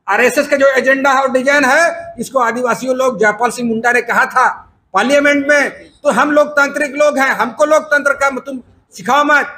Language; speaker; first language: Hindi; native; Hindi